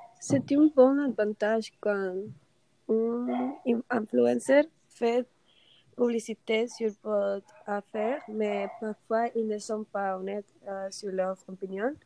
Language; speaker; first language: French; non-native, learner; Spanish